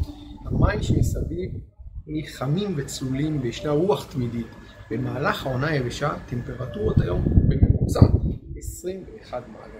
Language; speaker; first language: Hebrew; native; Hebrew